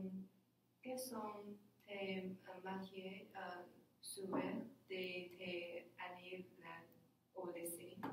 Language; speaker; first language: French; non-native, learner; Chinese